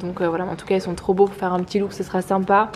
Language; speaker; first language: French; native; French